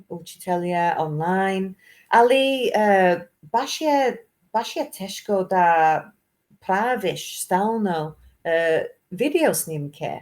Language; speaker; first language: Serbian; non-native, learner; English